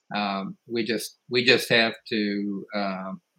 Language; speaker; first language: English; native; English